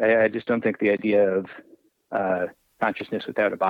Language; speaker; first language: English; native; English